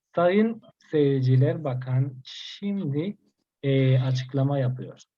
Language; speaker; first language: Turkish; non-native, fluent; Spanish